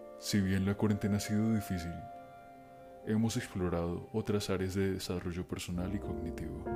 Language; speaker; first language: Spanish; native; Spanish